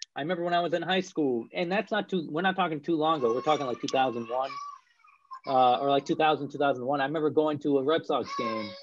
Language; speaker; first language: English; native; English